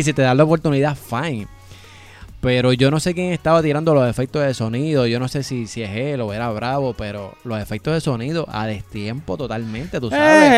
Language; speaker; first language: Spanish; native; Spanish